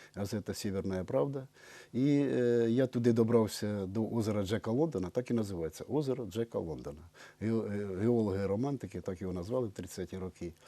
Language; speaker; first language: Ukrainian; native; Ukrainian